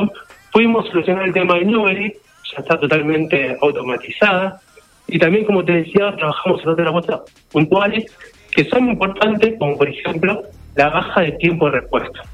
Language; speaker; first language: Spanish; native; Spanish